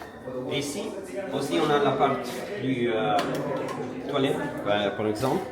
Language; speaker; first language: French; non-native, learner; Italian